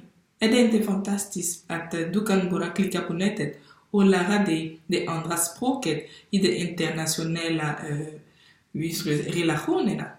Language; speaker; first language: Swedish; non-native, fluent; French